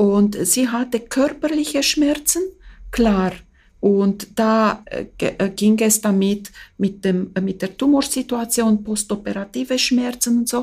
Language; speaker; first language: German; non-native, fluent; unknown